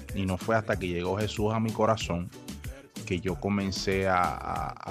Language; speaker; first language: Spanish; native; Spanish